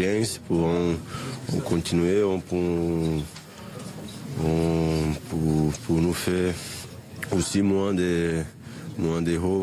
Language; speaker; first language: French; non-native, fluent; Portuguese